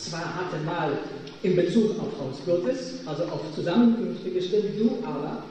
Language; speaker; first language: German; non-native, fluent; Polish